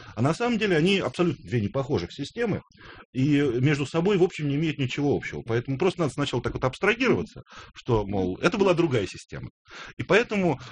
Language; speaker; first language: Russian; native; Russian